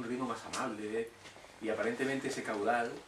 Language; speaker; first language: Spanish; native; Spanish